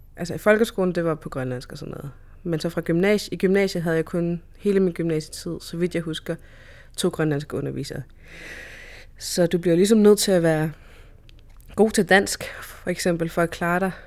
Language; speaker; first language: Danish; native; Danish